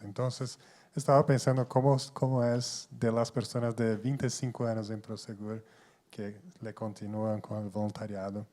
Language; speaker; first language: Spanish; non-native, fluent; Portuguese